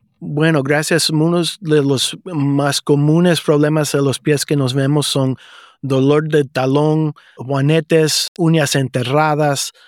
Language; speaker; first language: Spanish; early bilingual, heritage; Spanish